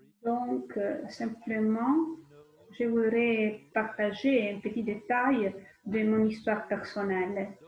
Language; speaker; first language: French; non-native, fluent; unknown